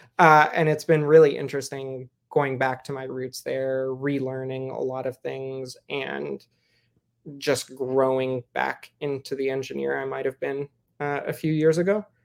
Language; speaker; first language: English; native; English